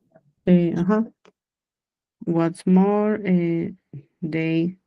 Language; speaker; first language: English; non-native, learner; Spanish